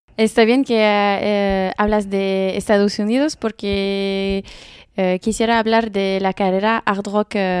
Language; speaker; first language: Spanish; non-native, learner; French